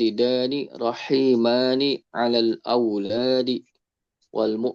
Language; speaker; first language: Arabic; non-native, learner; Indonesian